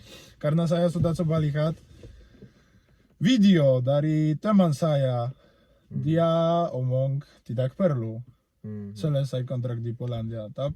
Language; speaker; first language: Indonesian; non-native, learner; Polish